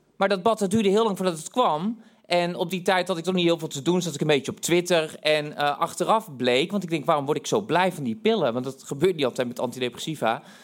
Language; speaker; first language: Dutch; native; Dutch